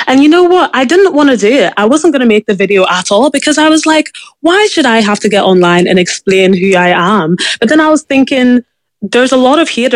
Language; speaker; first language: English; native; English